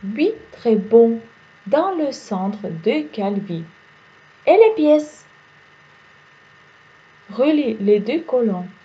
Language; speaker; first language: French; non-native, fluent; Uzbek